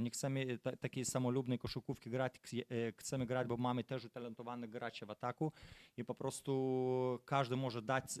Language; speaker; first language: Polish; non-native, fluent; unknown